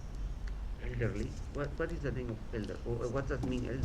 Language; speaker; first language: English; non-native, learner; Spanish